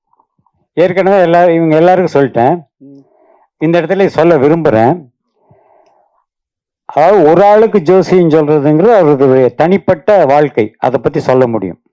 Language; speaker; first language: Tamil; native; Tamil